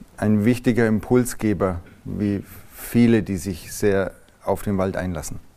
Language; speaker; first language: German; native; German